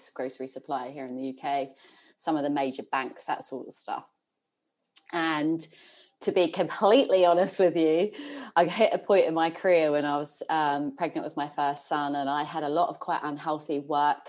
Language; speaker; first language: English; native; English